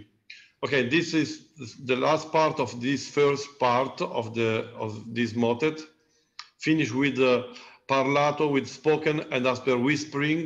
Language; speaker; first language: English; non-native, learner; Italian